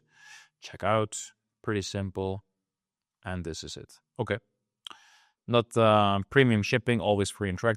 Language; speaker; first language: English; non-native, fluent; Dutch